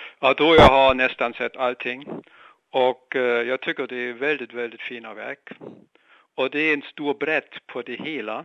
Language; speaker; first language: Swedish; non-native, fluent; German